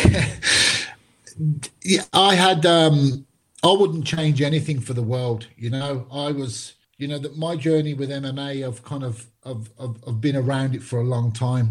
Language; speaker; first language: English; native; English